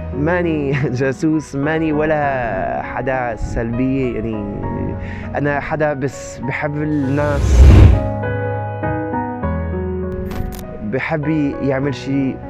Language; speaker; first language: Arabic; non-native, learner; French